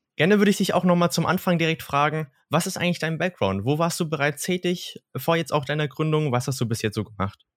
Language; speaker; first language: German; native; German